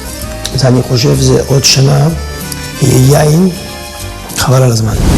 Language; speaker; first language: Hebrew; non-native, learner; French